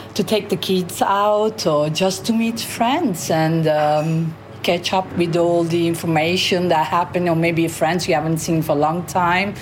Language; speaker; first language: English; non-native, fluent; Italian